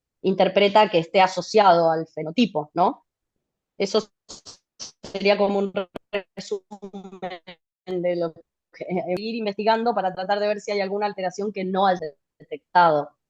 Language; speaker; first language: Spanish; native; Spanish